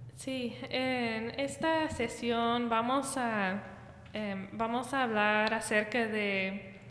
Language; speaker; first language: Spanish; early bilingual, heritage; Spanish